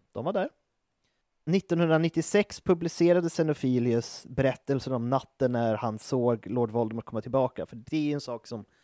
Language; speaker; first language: Swedish; native; Swedish